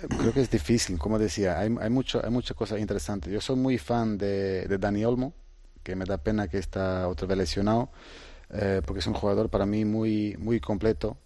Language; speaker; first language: Spanish; early bilingual, heritage; Croatian